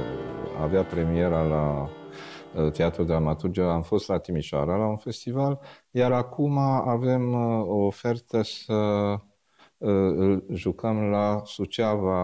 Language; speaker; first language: Romanian; native; Romanian